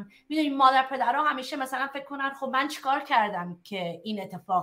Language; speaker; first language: Persian; early bilingual, heritage; Persian